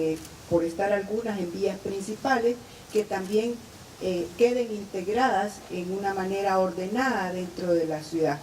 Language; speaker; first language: Spanish; native; Spanish